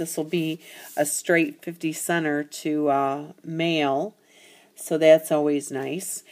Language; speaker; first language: English; native; English